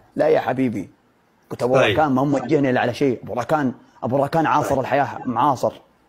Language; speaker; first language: Arabic; native; Arabic